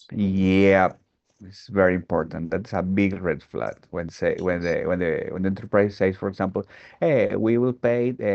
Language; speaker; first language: English; non-native, fluent; Spanish